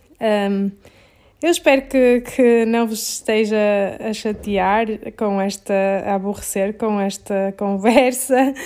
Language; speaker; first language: Portuguese; native; Portuguese